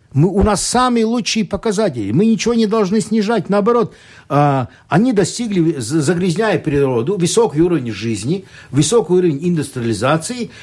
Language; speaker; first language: Russian; non-native, local second language; Latvian